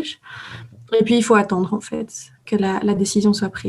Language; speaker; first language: French; native; French